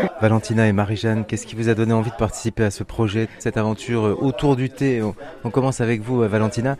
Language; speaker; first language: French; native; French